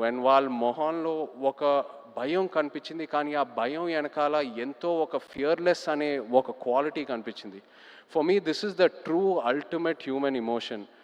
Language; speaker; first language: Telugu; native; Telugu